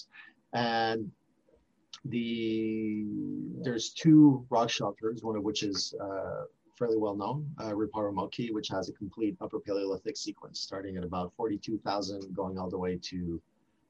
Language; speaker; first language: English; non-native, fluent; French